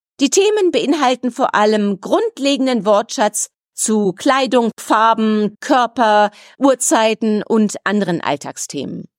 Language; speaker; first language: German; native; German